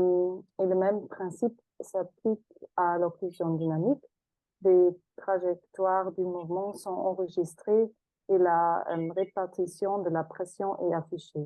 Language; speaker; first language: French; non-native, fluent; German